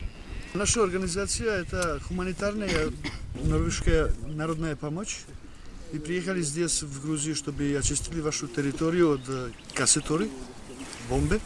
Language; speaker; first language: Russian; non-native, learner; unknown